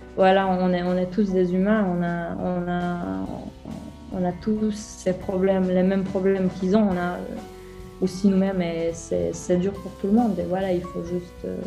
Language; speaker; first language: French; non-native, learner; Croatian